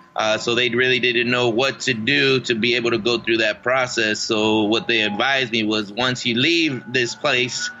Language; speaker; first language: English; native; English